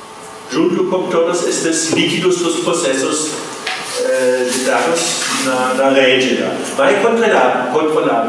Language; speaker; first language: Portuguese; non-native, fluent; German